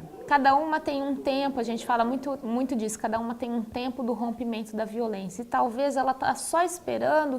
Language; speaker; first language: Portuguese; native; Portuguese